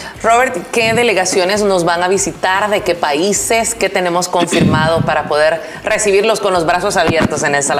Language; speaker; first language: Spanish; native; Spanish